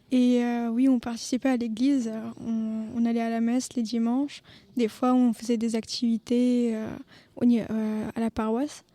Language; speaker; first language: French; non-native, local second language; Arabic